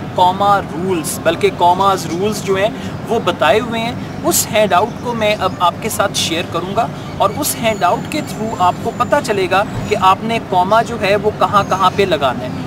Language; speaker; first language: Urdu; native; Urdu